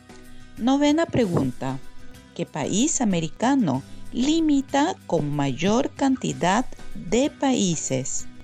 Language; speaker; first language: Spanish; non-native, fluent; Norwegian